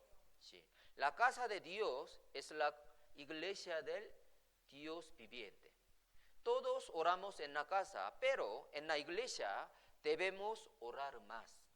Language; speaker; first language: Spanish; non-native, fluent; Korean